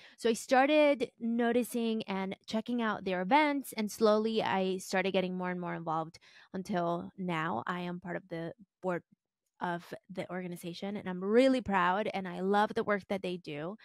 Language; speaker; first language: English; early bilingual, other home language; Spanish